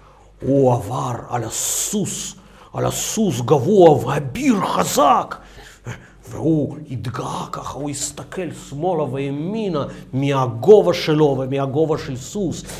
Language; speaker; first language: Hebrew; non-native, fluent; Russian